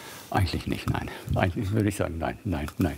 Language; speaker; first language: German; native; German